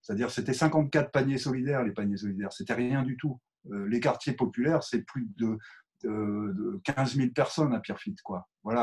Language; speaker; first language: French; native; French